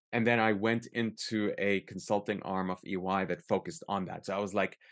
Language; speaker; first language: English; early bilingual, other home language; Arabic